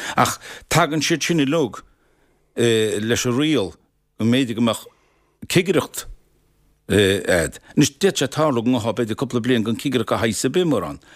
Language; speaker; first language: Irish; native; Irish